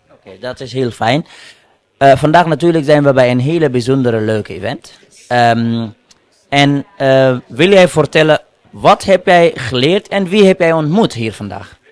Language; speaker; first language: Dutch; non-native, fluent; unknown